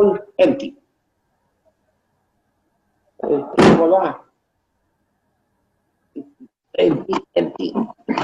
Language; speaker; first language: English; non-native, learner; Romanian